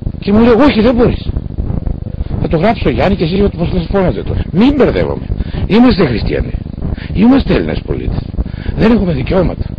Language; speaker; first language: Greek; non-native, local second language; Macedonian